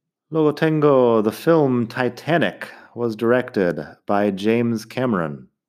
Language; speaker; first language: English; native; English